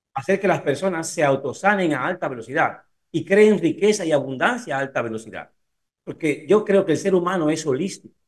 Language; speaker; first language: Spanish; native; Spanish